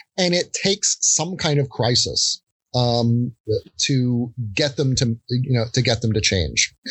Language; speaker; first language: English; native; English